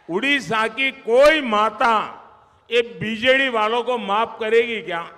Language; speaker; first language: Hindi; non-native, local second language; Gujarati